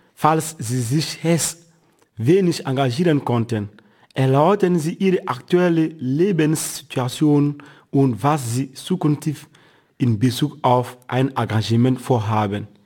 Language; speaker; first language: German; non-native, fluent; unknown